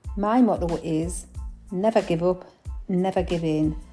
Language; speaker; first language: English; native; English